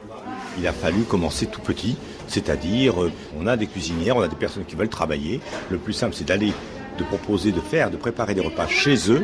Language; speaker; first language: French; native; French